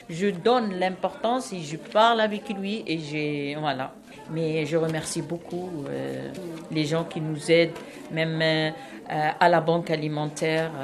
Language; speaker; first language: French; non-native, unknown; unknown